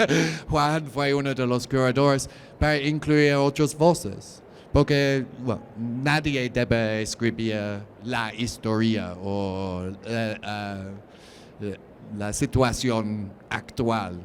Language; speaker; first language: Spanish; non-native, learner; English